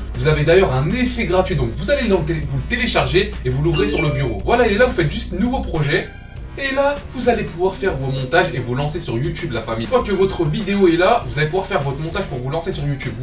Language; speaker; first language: French; native; French